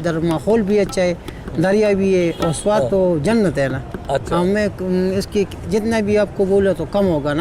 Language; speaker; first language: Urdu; non-native, local second language; Pashto